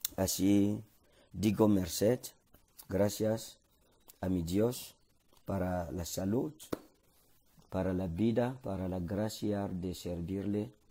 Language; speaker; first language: Spanish; non-native, learner; French